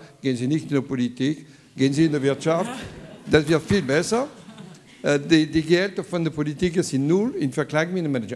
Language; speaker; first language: German; non-native, fluent; French